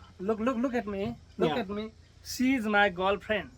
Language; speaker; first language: English; non-native, learner; Nepali